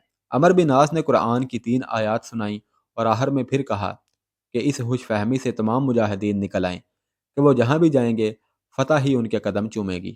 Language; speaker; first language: Urdu; native; Urdu